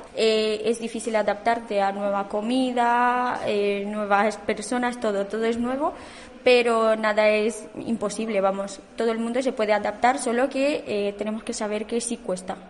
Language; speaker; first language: Spanish; non-native, fluent; Romanian